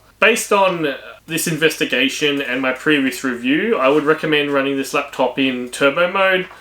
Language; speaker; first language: English; native; English